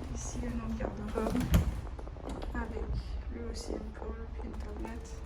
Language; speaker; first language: French; native; French